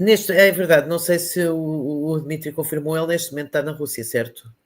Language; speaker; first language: Portuguese; native; Portuguese